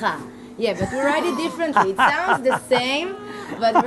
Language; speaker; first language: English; non-native, fluent; Hebrew